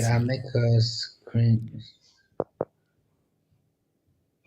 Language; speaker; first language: English; non-native, learner; Chinese